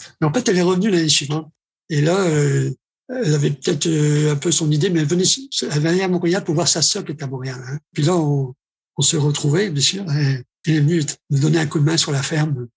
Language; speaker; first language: French; native; French